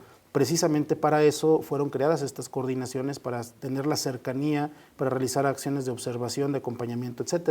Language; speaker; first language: Spanish; native; Spanish